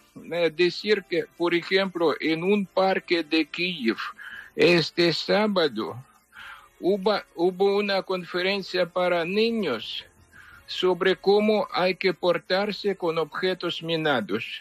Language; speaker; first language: Spanish; non-native, fluent; Ukrainian